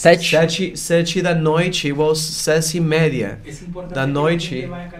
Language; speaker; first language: Portuguese; non-native, learner; Spanish